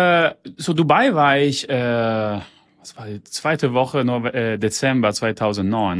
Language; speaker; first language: German; early bilingual, heritage; German